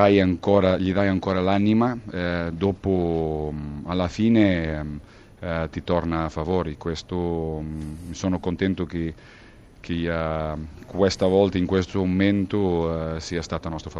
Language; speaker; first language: Italian; non-native, fluent; Portuguese